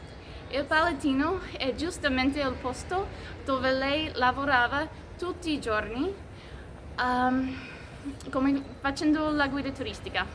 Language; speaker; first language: Italian; non-native, fluent; English